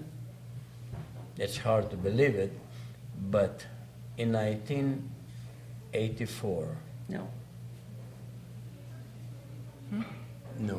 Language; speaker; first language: English; non-native, fluent; Greek